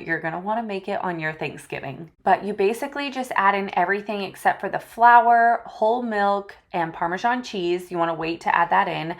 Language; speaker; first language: English; native; English